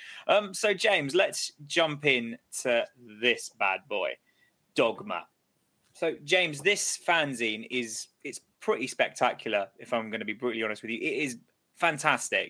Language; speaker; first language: English; native; English